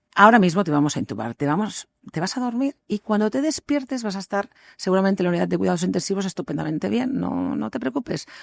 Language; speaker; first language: Spanish; native; Spanish